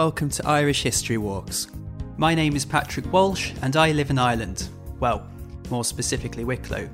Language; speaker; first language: English; native; English